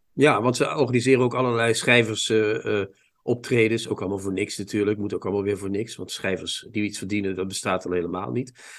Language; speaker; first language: Dutch; native; Dutch